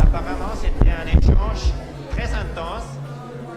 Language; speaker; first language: French; non-native, fluent; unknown